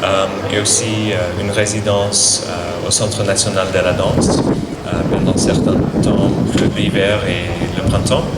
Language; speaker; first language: French; non-native, fluent; English